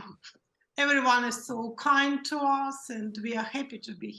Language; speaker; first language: English; non-native, learner; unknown